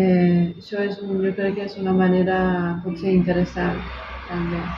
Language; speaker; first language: Catalan; non-native, local second language; Spanish